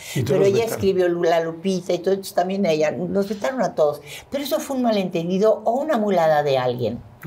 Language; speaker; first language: Spanish; native; Spanish